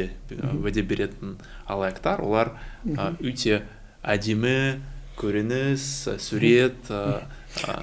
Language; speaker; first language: Kazakh; non-native, learner; Russian